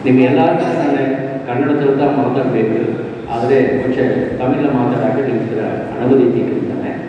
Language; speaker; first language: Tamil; non-native, local second language; Kannada